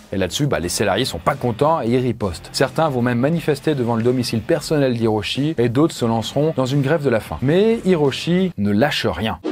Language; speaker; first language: French; native; French